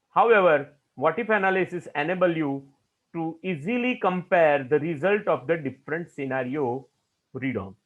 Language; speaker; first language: English; non-native, local second language; Gujarati